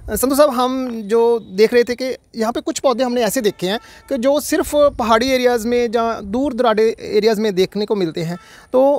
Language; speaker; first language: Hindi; non-native, local second language; Punjabi